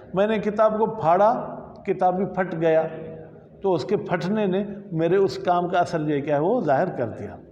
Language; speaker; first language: Urdu; non-native, local second language; Sindhi